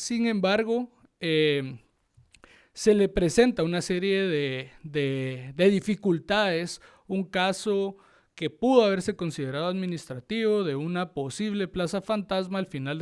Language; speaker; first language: Spanish; native; Spanish